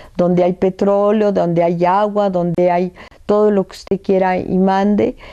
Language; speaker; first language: Spanish; early bilingual, other home language; French